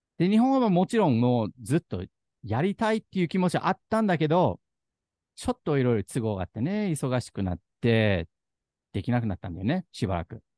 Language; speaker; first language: Japanese; native; Japanese